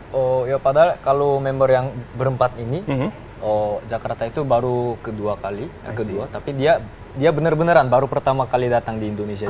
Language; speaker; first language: Indonesian; early bilingual, heritage; Indonesian